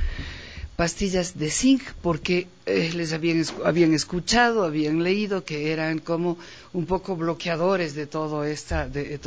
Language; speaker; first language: Spanish; native; Spanish